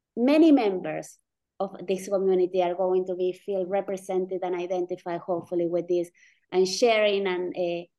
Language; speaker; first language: English; non-native, fluent; Spanish